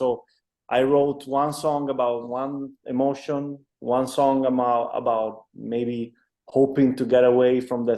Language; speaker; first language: English; non-native, fluent; Italian